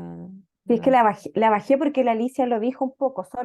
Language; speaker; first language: Spanish; native; Spanish